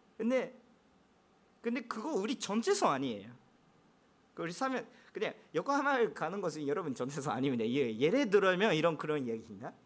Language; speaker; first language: Korean; non-native, fluent; Japanese